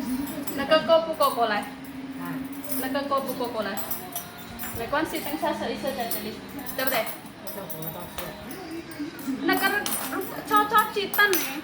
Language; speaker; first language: Chinese; non-native, learner; Indonesian